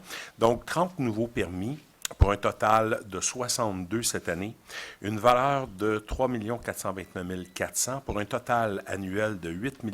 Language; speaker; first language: French; native; French